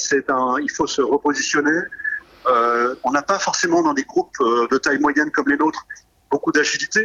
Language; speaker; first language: French; native; French